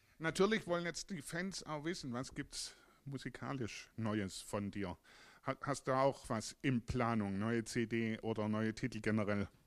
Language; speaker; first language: German; native; German